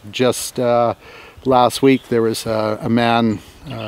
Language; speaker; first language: English; native; English